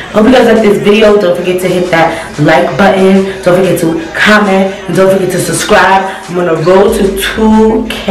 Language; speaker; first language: English; native; English